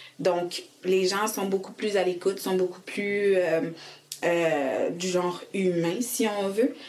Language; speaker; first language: French; early bilingual, other home language; Haitian Creole